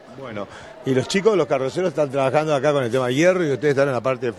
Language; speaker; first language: Spanish; native; Spanish